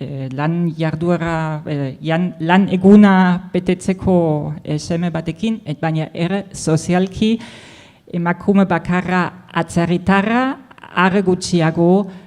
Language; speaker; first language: Basque; non-native, fluent; German